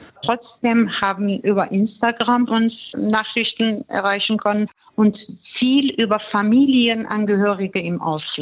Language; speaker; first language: German; non-native, fluent; Persian